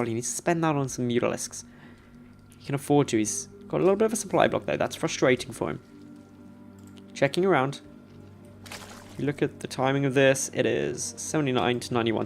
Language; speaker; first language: English; native; English